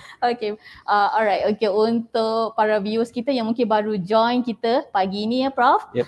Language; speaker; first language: Malay; native; Malay